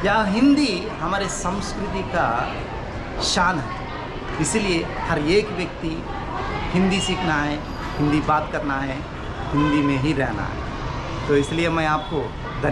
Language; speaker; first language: Hindi; non-native, local second language; Telugu